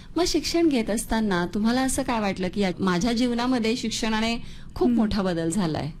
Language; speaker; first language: Marathi; native; Marathi